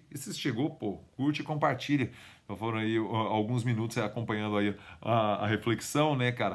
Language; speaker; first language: Portuguese; native; Portuguese